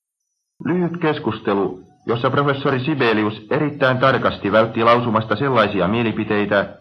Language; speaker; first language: Finnish; native; Finnish